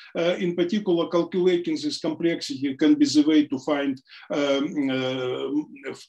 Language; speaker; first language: English; non-native, fluent; Russian